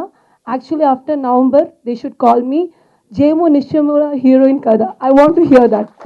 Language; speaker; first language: Telugu; non-native, fluent; Malayalam